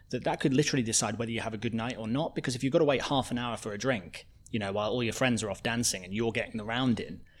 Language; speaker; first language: English; native; English